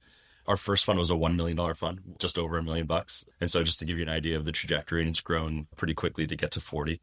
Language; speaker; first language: English; native; English